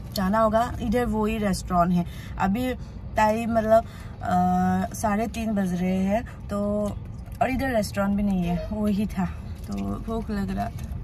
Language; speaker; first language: Hindi; non-native, local second language; Assamese